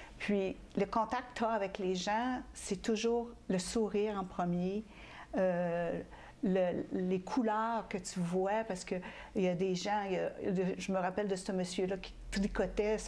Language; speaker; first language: French; native; French